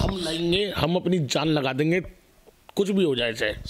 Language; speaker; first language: Hindi; native; Hindi